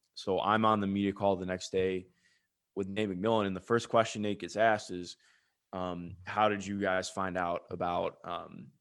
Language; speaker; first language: English; native; English